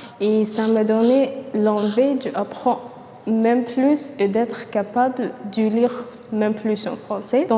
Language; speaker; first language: French; non-native, fluent; Arabic